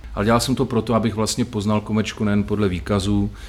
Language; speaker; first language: Czech; native; Czech